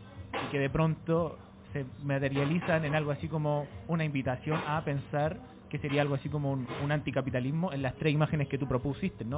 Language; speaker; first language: Spanish; native; Spanish